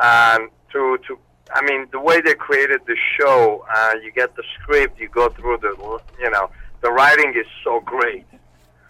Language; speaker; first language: English; non-native, fluent; Armenian